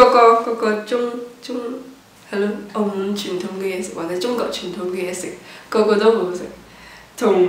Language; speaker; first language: Cantonese; non-native, local second language; English